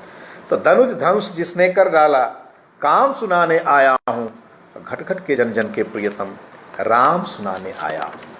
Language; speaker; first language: Hindi; native; Hindi